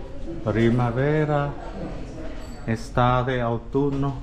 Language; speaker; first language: Italian; non-native, learner; Vietnamese